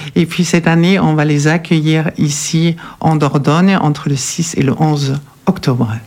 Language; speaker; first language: French; non-native, fluent; German